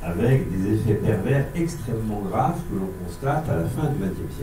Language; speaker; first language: French; native; French